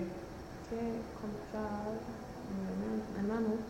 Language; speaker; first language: Spanish; non-native, learner; Swedish